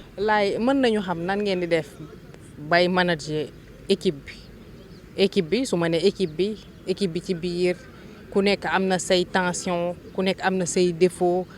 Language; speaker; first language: Wolof; native; Wolof